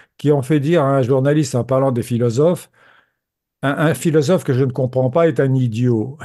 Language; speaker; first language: French; native; French